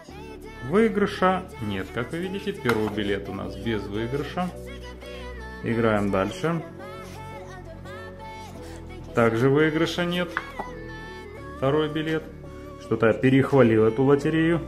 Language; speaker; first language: Russian; native; Russian